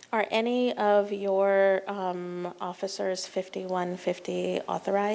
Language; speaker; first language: English; native; English